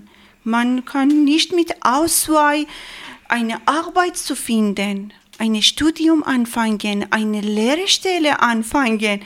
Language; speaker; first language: German; non-native, learner; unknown